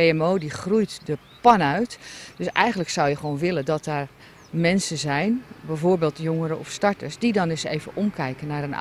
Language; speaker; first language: Dutch; native; Dutch